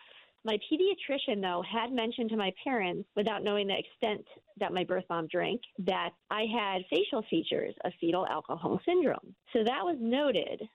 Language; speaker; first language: English; native; English